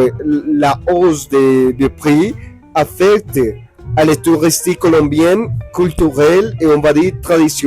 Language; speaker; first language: French; non-native, learner; Spanish